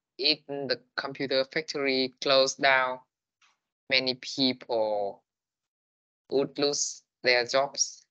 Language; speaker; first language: English; non-native, learner; Vietnamese